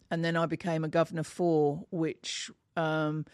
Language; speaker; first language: English; native; English